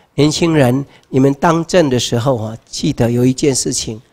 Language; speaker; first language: Chinese; native; Chinese